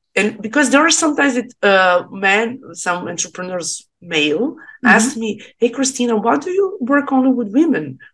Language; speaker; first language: English; non-native, learner; Serbian